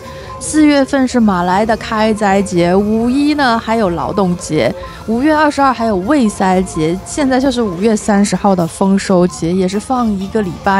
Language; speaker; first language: Chinese; native; Chinese